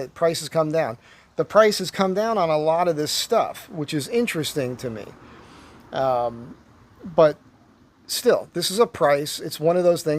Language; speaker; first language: English; native; English